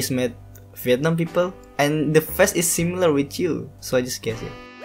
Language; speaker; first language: English; non-native, learner; Indonesian